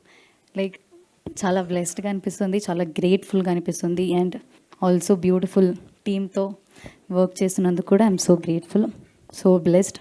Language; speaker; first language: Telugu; non-native, learner; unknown